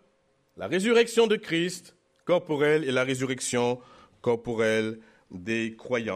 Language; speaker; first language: French; native; French